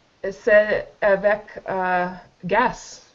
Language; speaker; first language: French; non-native, learner; English